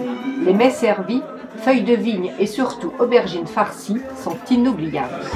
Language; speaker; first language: French; native; French